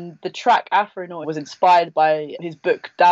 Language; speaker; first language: English; native; English